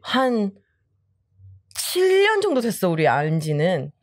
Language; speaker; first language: Korean; early bilingual, heritage; Korean